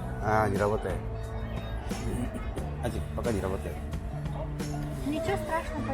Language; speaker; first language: Russian; non-native, learner; Korean